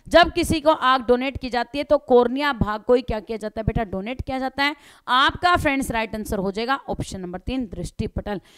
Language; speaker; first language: Hindi; native; Hindi